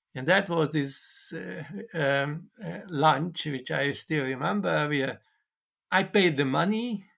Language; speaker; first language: English; non-native, fluent; Hungarian